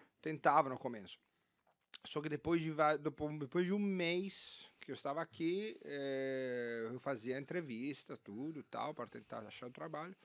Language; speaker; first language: Portuguese; non-native, fluent; Italian